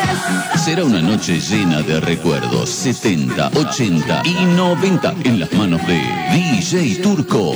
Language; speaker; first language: Spanish; native; Spanish